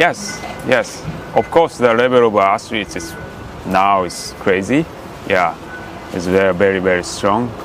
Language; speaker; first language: English; non-native, learner; Japanese